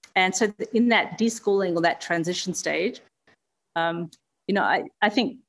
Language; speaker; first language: English; native; English